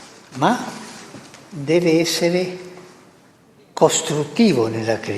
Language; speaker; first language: Italian; non-native, fluent; Spanish